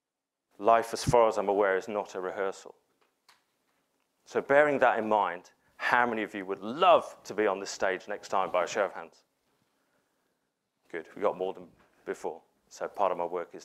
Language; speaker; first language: English; native; English